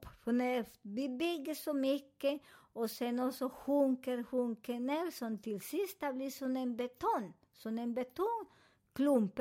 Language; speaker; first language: Swedish; non-native, learner; Spanish